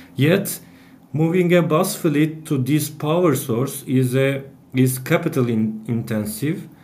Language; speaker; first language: English; non-native, fluent; Turkish